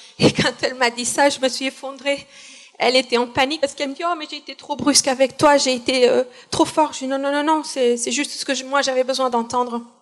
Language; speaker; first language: French; non-native, fluent; Portuguese